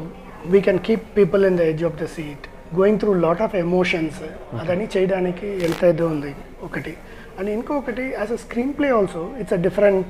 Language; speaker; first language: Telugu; non-native, learner; Tamil